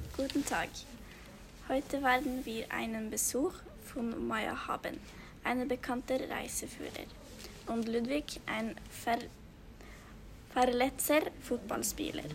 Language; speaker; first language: German; non-native, learner; Norwegian